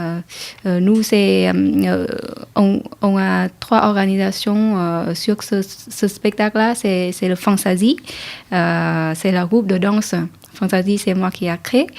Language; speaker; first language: French; non-native, learner; Vietnamese